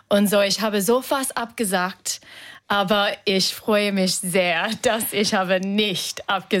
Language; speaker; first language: German; non-native, learner; English